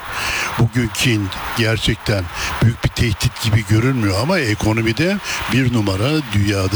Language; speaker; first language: Turkish; native; Turkish